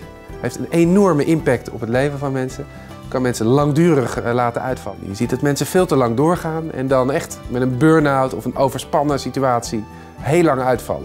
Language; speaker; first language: Dutch; native; Dutch